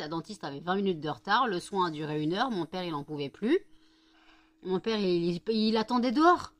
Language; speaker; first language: French; native; French